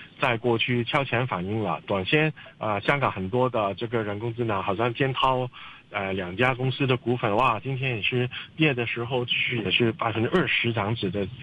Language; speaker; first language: Chinese; non-native, local second language; Cantonese